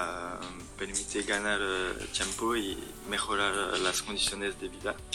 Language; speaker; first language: Spanish; non-native, learner; French